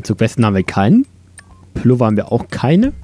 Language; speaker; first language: German; native; German